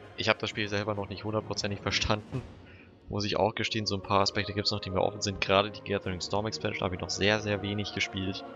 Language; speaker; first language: German; native; German